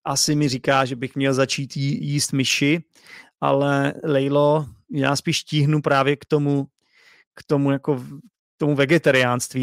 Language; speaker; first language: Czech; native; Czech